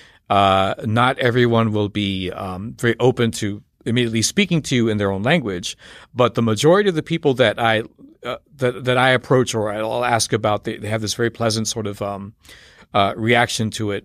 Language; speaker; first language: English; native; English